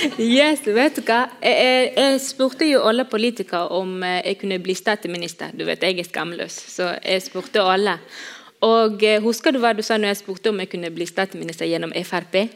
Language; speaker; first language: Norwegian; non-native, fluent; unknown